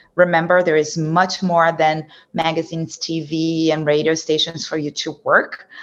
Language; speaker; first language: English; non-native, fluent; Portuguese